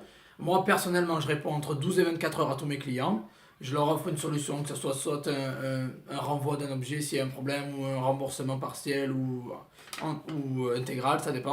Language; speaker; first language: French; native; French